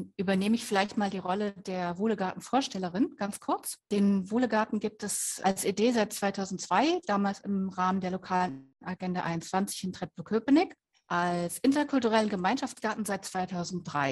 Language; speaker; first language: German; native; German